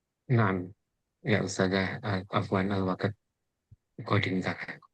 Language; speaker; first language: Arabic; non-native, fluent; Indonesian